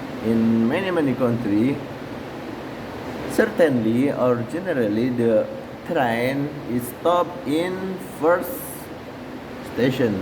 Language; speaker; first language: English; non-native, learner; Indonesian